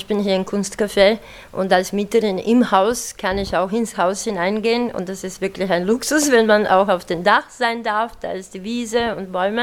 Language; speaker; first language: German; native; German